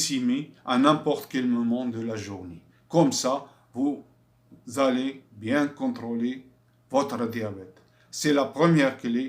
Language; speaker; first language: French; non-native, fluent; Arabic